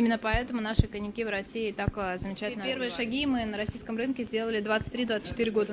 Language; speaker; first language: Russian; native; Russian